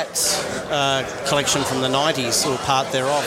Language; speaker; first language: English; native; English